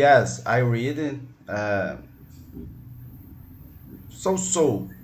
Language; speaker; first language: English; non-native, learner; Portuguese